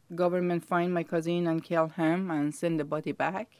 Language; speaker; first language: English; non-native, learner; Persian